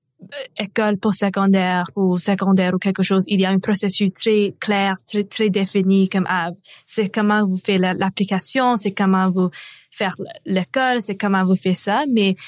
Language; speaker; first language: French; non-native, local second language; English